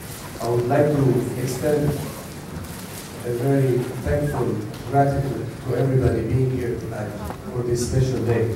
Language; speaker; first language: English; non-native, fluent; Armenian